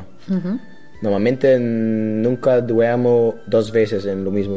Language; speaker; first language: Spanish; non-native, learner; German